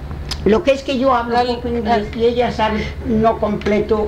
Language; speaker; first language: Spanish; early bilingual, heritage; Spanish